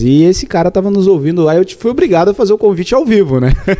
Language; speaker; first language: Portuguese; native; Portuguese